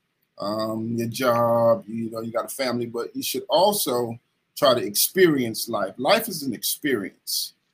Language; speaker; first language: English; native; English